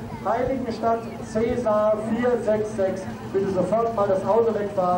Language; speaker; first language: German; native; German